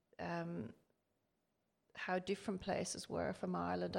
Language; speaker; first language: English; native; English